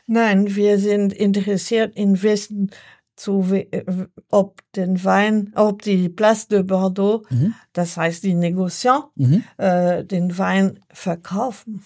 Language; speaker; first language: German; non-native, learner; French